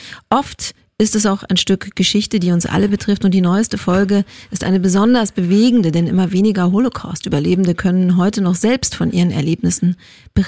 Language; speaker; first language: German; native; German